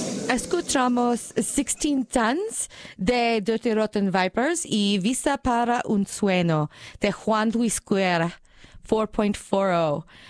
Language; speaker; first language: Spanish; non-native, learner; English